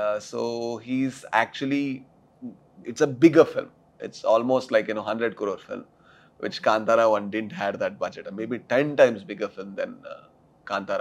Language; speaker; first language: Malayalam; non-native, learner; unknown